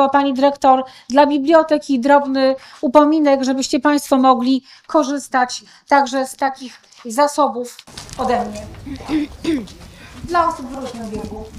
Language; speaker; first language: Polish; native; Polish